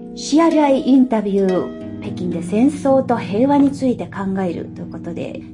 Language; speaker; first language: Japanese; non-native, fluent; Chinese